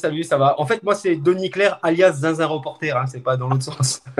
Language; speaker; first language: French; native; French